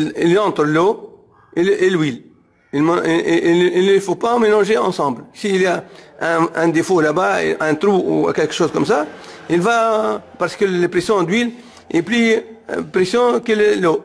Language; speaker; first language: French; non-native, learner; Arabic